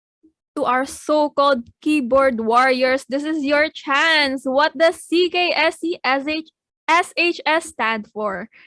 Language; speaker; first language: English; non-native, local second language; Filipino